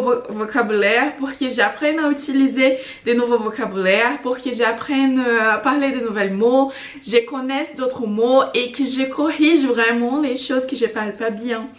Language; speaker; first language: French; non-native, fluent; Portuguese